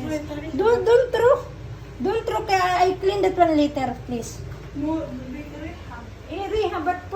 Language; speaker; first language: English; non-native, learner; Filipino